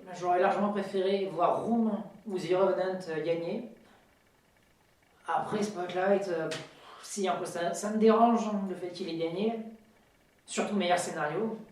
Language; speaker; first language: French; native; French